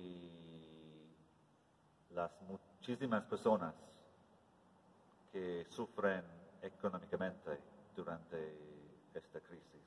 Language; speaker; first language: Spanish; non-native, learner; English